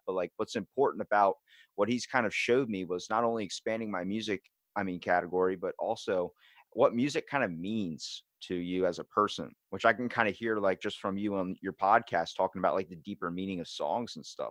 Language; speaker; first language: English; native; English